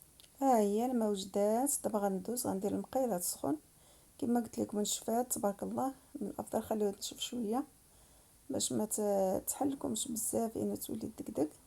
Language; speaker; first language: Arabic; native; Arabic